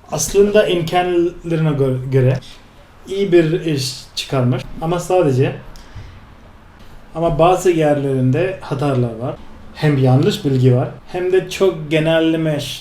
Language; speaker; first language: Turkish; non-native, fluent; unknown